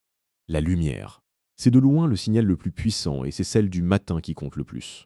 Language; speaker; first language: French; native; French